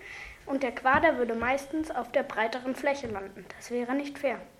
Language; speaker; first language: German; native; German